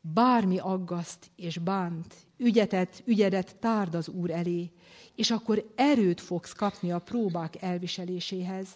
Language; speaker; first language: Hungarian; native; Hungarian